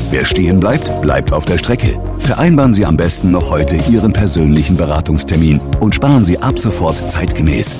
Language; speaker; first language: German; native; German